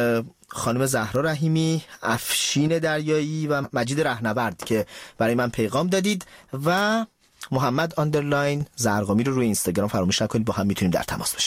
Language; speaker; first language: Persian; native; Persian